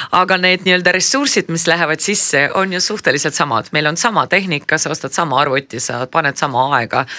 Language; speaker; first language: Estonian; non-native, local second language; Russian